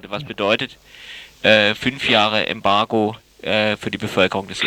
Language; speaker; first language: German; native; German